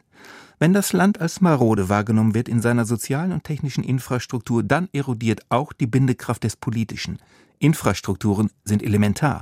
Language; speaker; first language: German; native; German